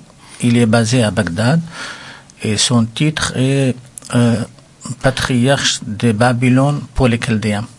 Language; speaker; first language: French; non-native, local second language; Arabic